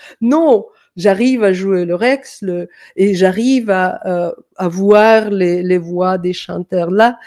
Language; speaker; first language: French; non-native, fluent; Danish